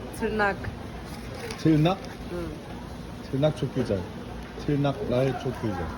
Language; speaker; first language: Turkish; non-native, learner; Korean